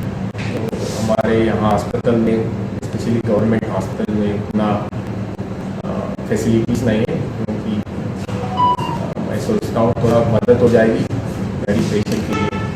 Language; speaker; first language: Hindi; non-native, local second language; Telugu